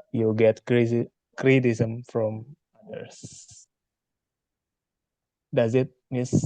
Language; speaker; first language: English; non-native, learner; Indonesian